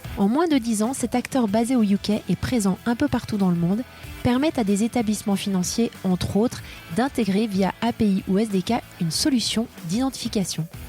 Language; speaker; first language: French; native; French